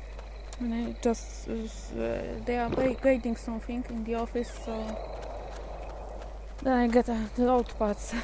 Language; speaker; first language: English; non-native, fluent; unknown